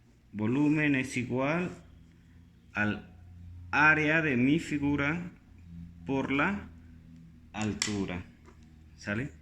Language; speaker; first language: Spanish; native; Spanish